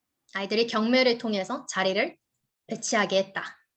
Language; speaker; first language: Korean; native; Korean